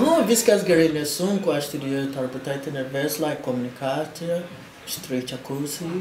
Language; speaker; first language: Lithuanian; non-native, learner; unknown